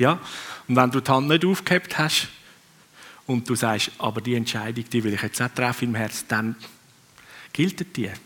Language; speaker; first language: German; non-native, fluent; Swiss German